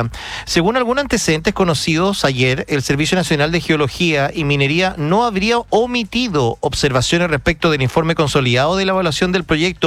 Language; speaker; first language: Spanish; native; Spanish